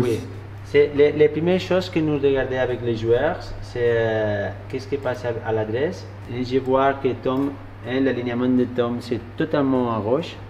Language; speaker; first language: French; non-native, learner; Spanish